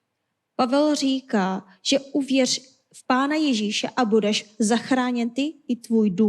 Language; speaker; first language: Czech; non-native, fluent; Korean